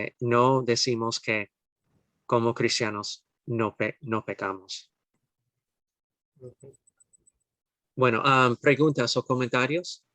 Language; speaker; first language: Spanish; non-native, fluent; English